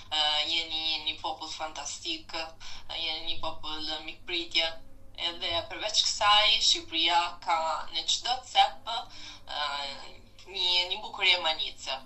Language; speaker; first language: Albanian; non-native, fluent; Italian